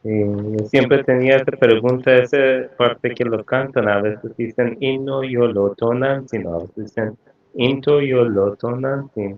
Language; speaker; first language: Spanish; non-native, fluent; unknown